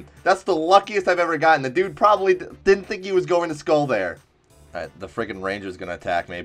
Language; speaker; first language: English; native; English